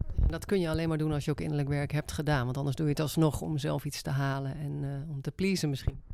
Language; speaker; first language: Dutch; native; Dutch